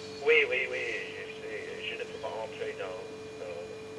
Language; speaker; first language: French; non-native, fluent; English